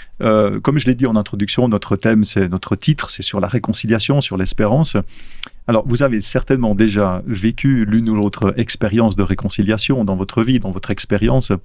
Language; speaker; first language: French; native; French